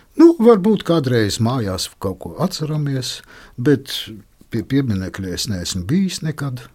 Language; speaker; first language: Latvian; non-native, local second language; Russian